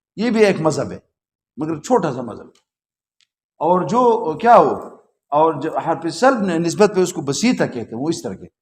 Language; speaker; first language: Urdu; non-native, local second language; Pashto